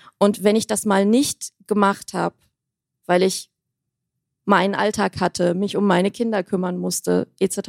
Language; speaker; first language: German; early bilingual, other home language; Armenian